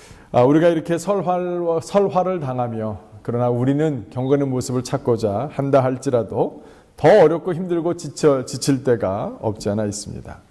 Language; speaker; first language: Korean; native; Korean